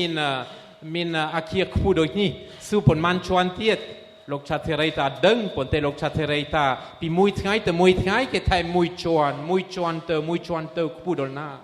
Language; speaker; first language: Khmer; non-native, fluent; French